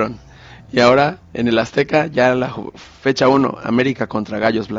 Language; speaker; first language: Spanish; native; Spanish